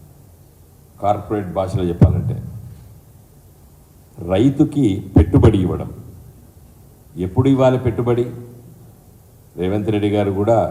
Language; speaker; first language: Telugu; native; Telugu